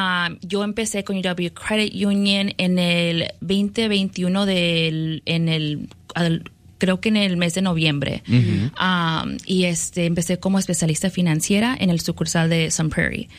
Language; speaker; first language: Spanish; early bilingual, other home language; English